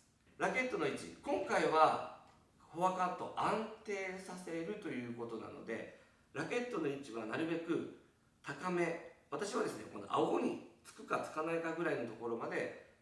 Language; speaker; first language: Japanese; native; Japanese